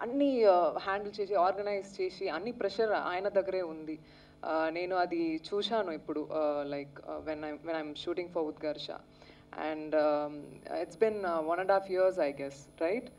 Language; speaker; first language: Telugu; non-native, learner; Tamil